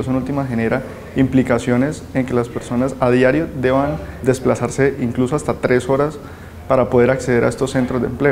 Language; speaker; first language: Spanish; native; Spanish